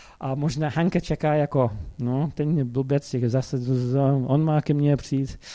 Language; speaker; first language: Czech; non-native, fluent; English